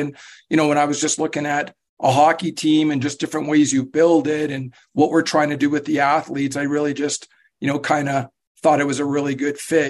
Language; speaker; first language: English; native; English